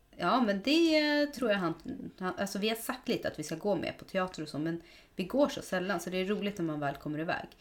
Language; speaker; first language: Swedish; native; Swedish